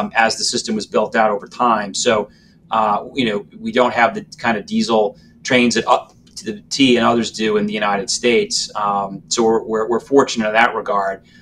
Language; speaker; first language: English; native; English